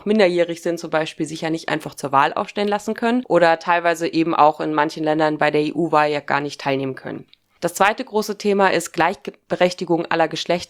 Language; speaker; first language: German; native; German